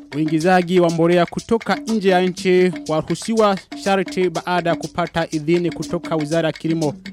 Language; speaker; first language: Swahili; non-native, local second language; Rundi